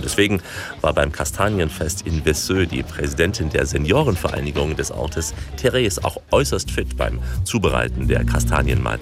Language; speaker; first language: German; native; German